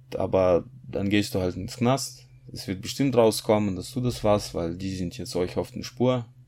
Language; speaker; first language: German; non-native, fluent; Russian